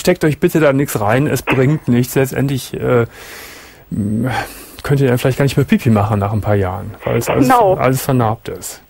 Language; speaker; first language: German; native; German